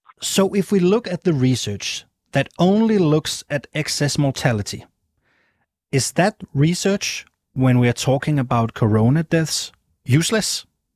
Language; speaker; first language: English; non-native, fluent; Danish